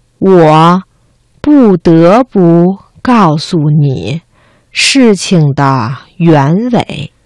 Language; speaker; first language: Chinese; non-native, fluent; Vietnamese